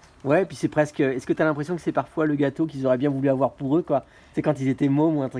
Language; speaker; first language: French; native; French